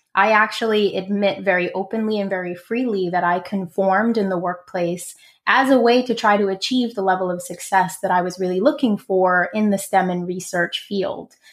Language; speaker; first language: English; native; English